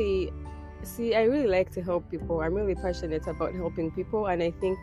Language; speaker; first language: English; non-native, local second language; Ganda